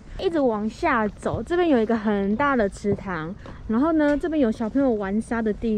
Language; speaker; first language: Chinese; native; Chinese